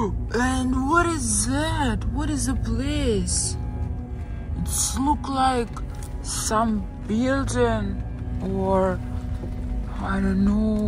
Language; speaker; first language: English; non-native, learner; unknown